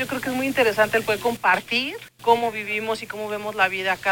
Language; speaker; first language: Spanish; native; Spanish